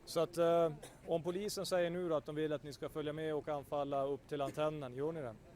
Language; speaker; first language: Swedish; native; Swedish